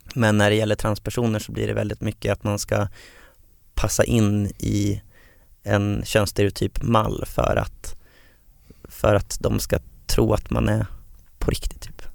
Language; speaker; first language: Swedish; native; Swedish